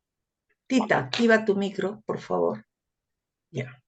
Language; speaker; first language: Spanish; native; Spanish